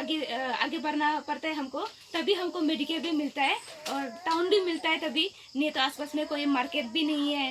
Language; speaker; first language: Hindi; non-native, local second language; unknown